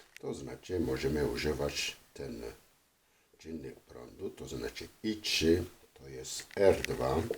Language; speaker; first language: Polish; non-native, fluent; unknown